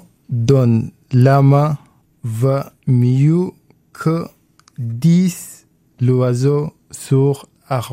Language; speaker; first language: French; non-native, learner; Arabic